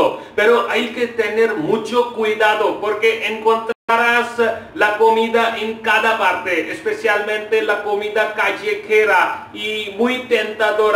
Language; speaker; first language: Spanish; non-native, fluent; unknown